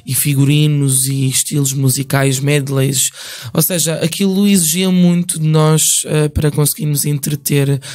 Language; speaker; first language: Portuguese; early bilingual, other home language; English